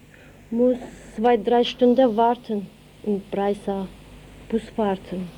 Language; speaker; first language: German; non-native, learner; Turkish